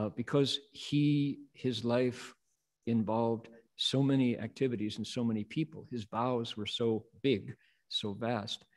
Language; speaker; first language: English; native; English